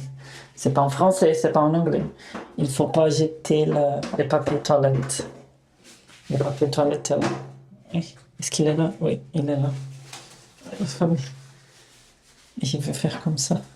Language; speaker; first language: French; non-native, fluent; Portuguese